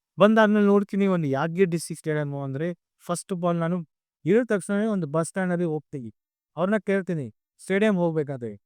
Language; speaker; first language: Kannada; non-native, local second language; Lambadi